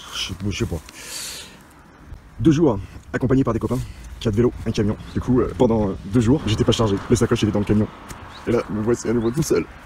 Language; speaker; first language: French; native; French